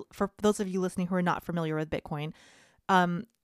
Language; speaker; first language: English; early bilingual, other home language; Vietnamese